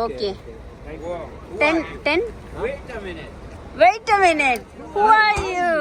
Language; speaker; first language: Hindi; non-native, local second language; Telugu